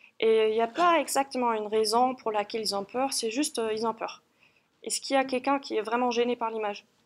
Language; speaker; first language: French; non-native, fluent; German